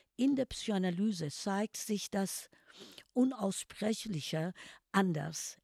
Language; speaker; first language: German; non-native, fluent; Persian